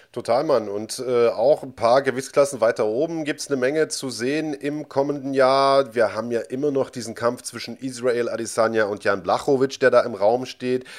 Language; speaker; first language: German; native; German